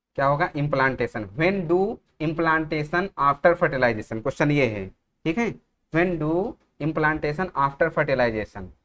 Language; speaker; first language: Hindi; native; Hindi